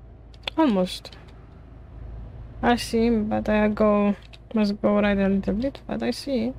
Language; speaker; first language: English; non-native, learner; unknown